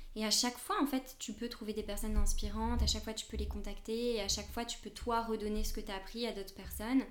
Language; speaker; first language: French; native; French